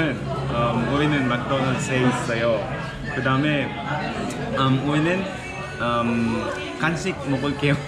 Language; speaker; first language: Korean; non-native, learner; English